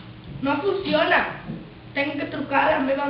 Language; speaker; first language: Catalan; non-native, learner; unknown